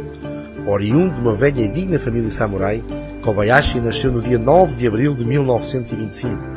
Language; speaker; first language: Portuguese; native; Portuguese